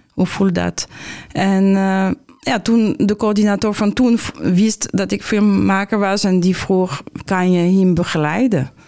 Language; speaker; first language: Dutch; non-native, fluent; French